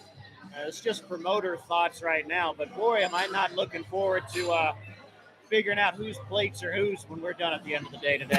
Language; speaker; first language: English; native; English